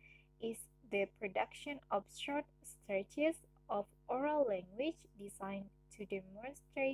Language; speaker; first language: English; non-native, learner; Indonesian